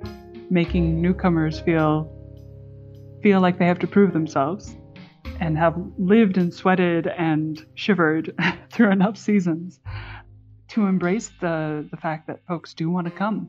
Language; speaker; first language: English; native; English